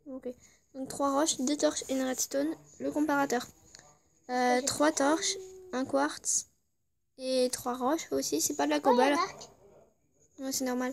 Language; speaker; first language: French; native; French